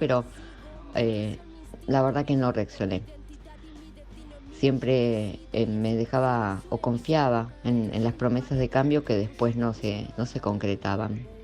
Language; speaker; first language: Spanish; native; Spanish